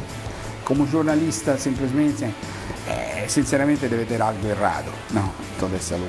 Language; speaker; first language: Portuguese; non-native, fluent; Italian